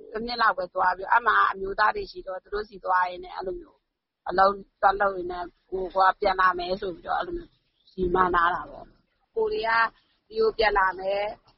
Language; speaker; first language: Burmese; native; Burmese